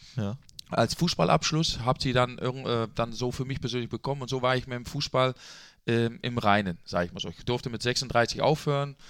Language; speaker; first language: German; non-native, fluent; Dutch